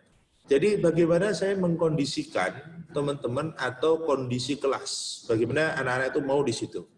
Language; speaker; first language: Indonesian; non-native, local second language; Javanese